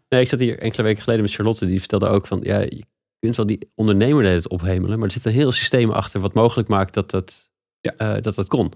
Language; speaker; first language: Dutch; native; Dutch